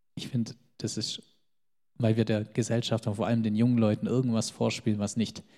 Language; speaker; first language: German; early bilingual, other home language; Albanian